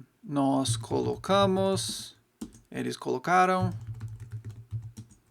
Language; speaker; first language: Portuguese; non-native, fluent; English